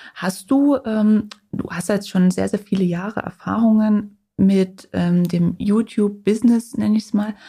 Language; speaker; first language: German; native; German